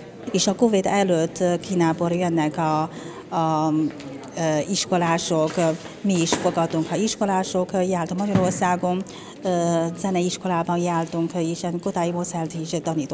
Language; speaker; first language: Hungarian; non-native, learner; Chinese